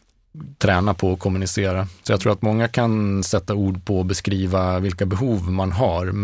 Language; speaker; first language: Swedish; native; Swedish